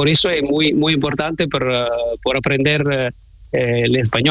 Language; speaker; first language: Spanish; non-native, learner; Italian